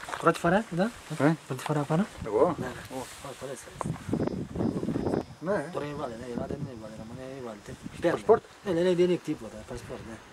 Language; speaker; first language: Greek; non-native, learner; Romanian